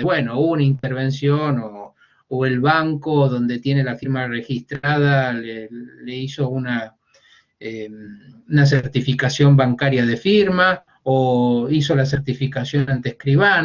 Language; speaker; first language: Spanish; native; Spanish